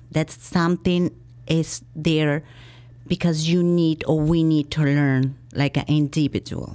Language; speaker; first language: English; non-native, fluent; Spanish